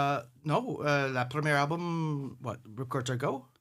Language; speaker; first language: French; non-native, local second language; English